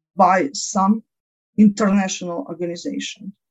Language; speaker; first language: English; non-native, learner; Ukrainian